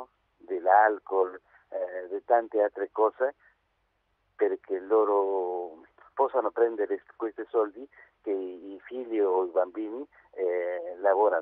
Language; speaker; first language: Italian; non-native, fluent; Spanish